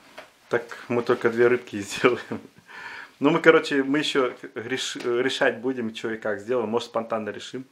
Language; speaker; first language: Russian; native; Russian